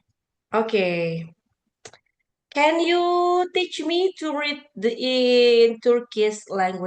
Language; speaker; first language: English; non-native, learner; Indonesian